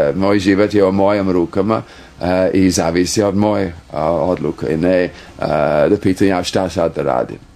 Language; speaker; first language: Croatian; non-native, fluent; English